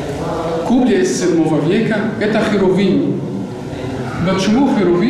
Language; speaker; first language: Russian; non-native, learner; Arabic